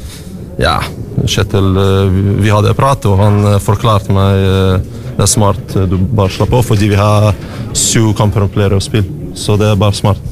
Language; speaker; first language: Norwegian; non-native, learner; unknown